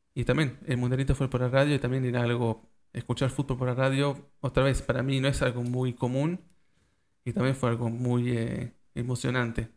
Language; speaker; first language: Spanish; early bilingual, heritage; Spanish